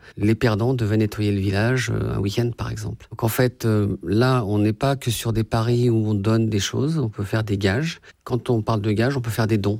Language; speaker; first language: French; native; French